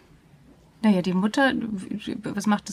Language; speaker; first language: German; native; German